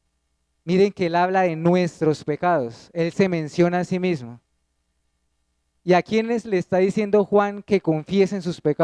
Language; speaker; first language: Spanish; native; Spanish